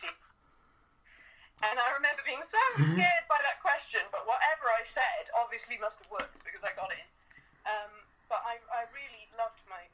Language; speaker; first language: English; native; English